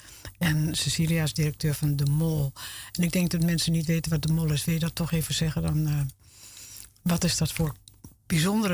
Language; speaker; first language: Dutch; native; Dutch